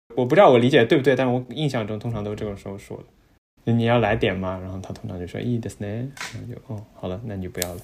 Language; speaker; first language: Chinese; native; Chinese